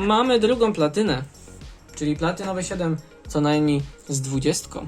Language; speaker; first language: Polish; native; Polish